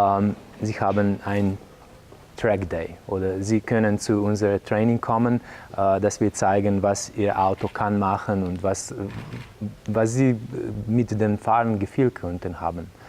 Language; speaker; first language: German; non-native, learner; Slovenian